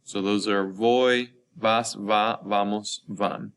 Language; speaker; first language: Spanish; non-native, fluent; English